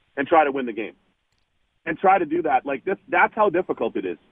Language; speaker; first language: English; native; English